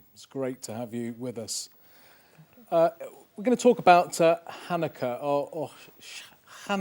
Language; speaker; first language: English; native; English